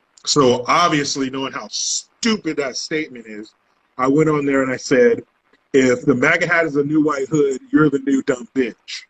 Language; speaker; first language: English; native; English